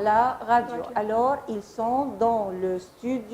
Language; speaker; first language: French; non-native, fluent; Arabic